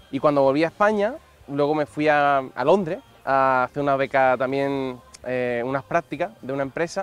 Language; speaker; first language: Spanish; native; Spanish